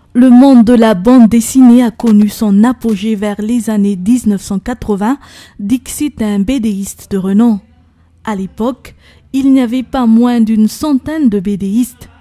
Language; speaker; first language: French; non-native, local second language; Malagasy